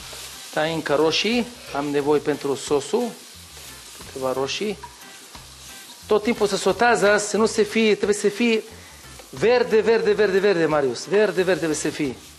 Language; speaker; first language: Romanian; non-native, learner; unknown